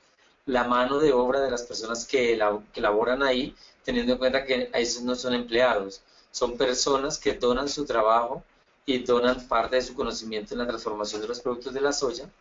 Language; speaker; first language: Spanish; native; Spanish